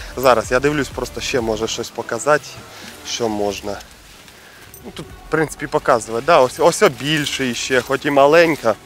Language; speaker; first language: Ukrainian; non-native, local second language; Russian